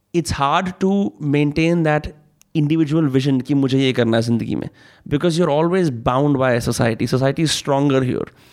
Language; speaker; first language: Hindi; native; Hindi